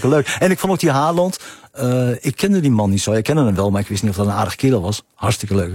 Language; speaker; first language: Dutch; native; Dutch